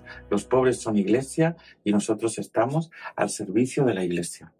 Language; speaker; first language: Spanish; native; Spanish